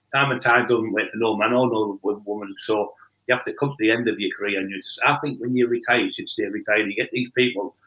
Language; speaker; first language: English; native; English